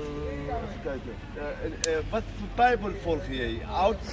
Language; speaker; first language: Dutch; non-native, learner; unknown